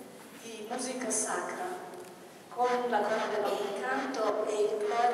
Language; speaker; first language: Italian; native; Italian